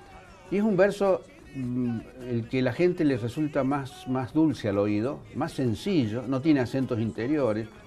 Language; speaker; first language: Spanish; native; Spanish